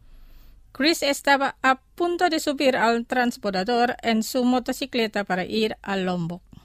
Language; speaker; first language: Spanish; non-native, fluent; Indonesian